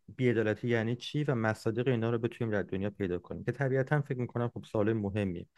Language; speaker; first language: Persian; native; Persian